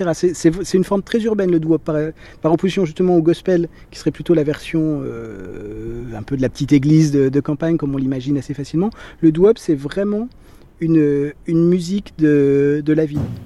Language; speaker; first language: French; native; French